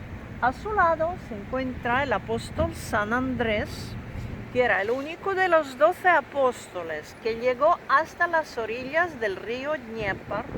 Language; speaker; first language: Spanish; non-native, fluent; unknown